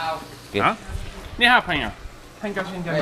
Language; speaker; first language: Chinese; non-native, learner; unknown